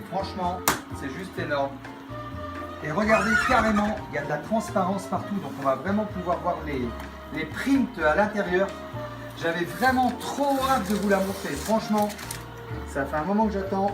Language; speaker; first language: French; native; French